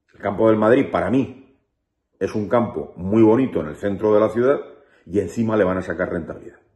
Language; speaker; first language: Spanish; native; Spanish